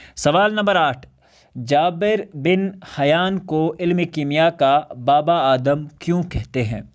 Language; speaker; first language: Urdu; non-native, local second language; Kashmiri